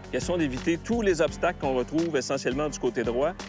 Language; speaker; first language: French; native; French